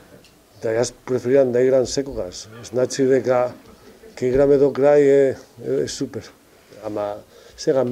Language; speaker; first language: Macedonian; non-native, fluent; Spanish